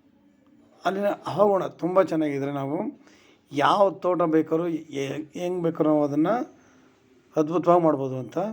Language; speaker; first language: Kannada; native; Kannada